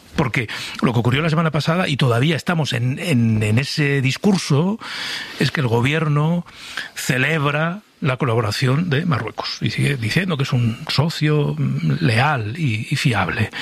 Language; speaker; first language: Spanish; native; Spanish